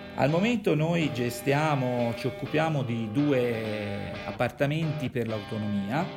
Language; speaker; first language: Italian; native; Italian